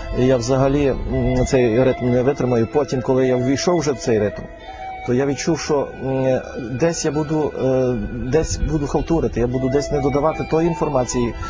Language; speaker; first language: Ukrainian; native; Ukrainian